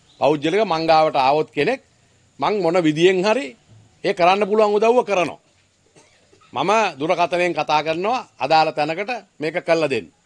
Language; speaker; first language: Sinhala; native; Sinhala